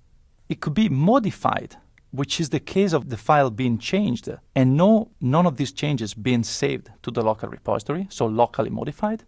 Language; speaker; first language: English; non-native, fluent; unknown